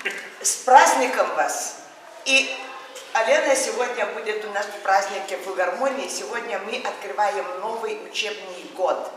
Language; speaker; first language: Russian; non-native, local second language; Lithuanian